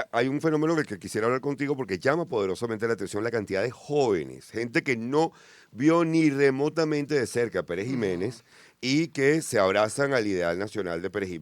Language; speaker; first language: Spanish; native; Spanish